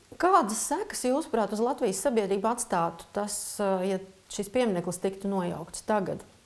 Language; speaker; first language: Latvian; native; Latvian